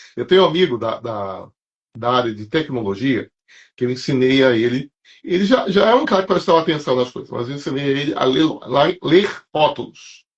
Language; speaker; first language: Portuguese; native; Portuguese